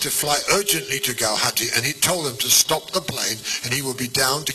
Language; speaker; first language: English; native; English